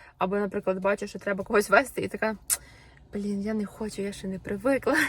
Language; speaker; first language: Ukrainian; non-native, local second language; Russian